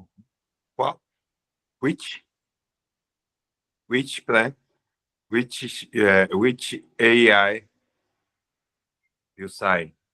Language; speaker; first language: English; non-native, learner; Portuguese